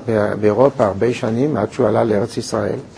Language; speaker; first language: Hebrew; native; Hebrew